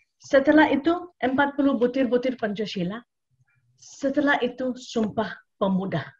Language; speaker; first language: Indonesian; non-native, fluent; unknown